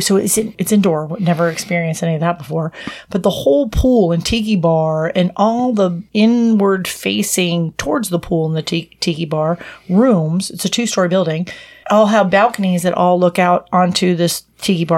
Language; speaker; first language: English; native; English